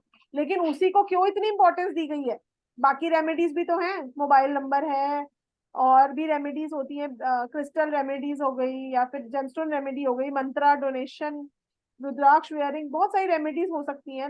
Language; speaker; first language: Hindi; native; Hindi